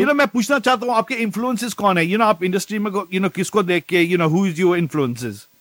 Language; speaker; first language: English; early bilingual, other home language; Hindi